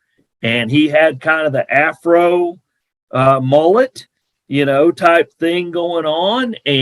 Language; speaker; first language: English; native; English